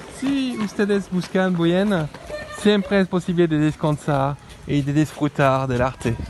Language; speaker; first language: Spanish; non-native, fluent; French